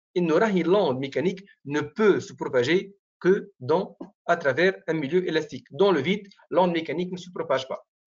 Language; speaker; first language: French; non-native, local second language; Arabic